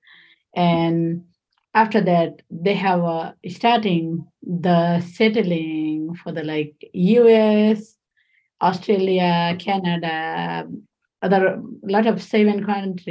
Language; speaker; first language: English; non-native, learner; Nepali